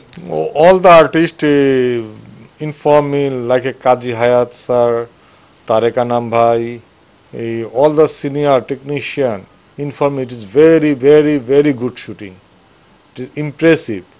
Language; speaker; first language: English; non-native, local second language; Bangla